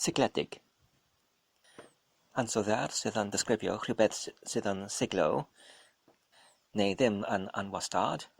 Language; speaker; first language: Welsh; non-native, learner; English